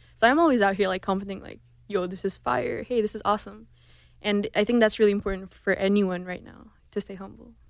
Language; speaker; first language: English; non-native, fluent; Indonesian